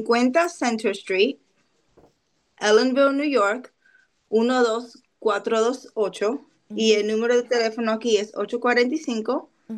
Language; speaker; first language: Spanish; early bilingual, other home language; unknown